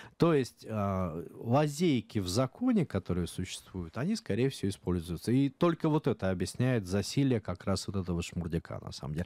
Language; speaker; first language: Russian; native; Russian